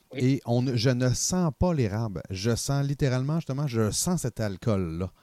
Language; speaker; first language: French; native; French